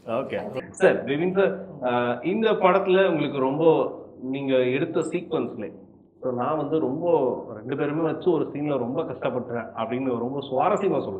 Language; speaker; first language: Tamil; native; Tamil